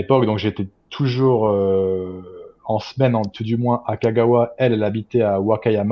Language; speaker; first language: French; native; French